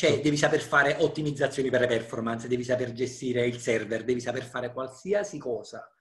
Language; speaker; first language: Italian; native; Italian